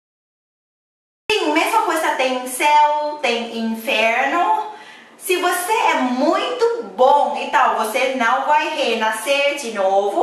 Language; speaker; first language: Portuguese; non-native, learner; Thai